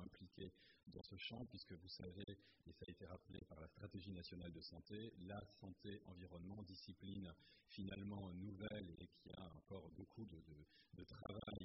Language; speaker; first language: French; native; French